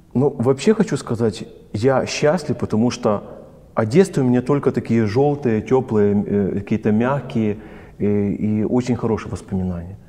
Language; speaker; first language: Russian; non-native, local second language; Ukrainian